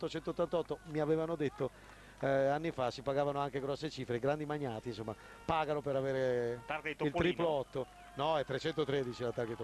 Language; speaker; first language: Italian; native; Italian